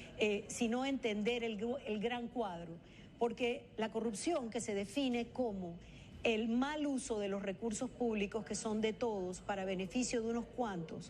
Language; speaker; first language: Spanish; native; Spanish